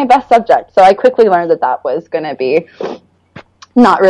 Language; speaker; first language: English; native; English